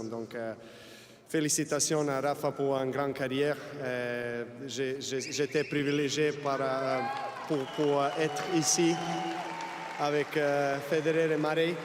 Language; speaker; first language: French; non-native, fluent; Serbian